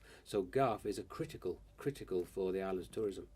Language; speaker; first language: English; native; English